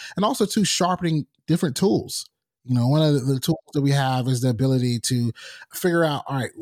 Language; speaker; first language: English; native; English